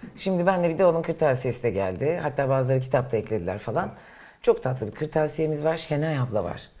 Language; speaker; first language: Turkish; native; Turkish